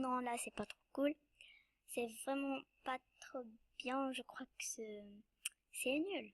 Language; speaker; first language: French; non-native, local second language; Arabic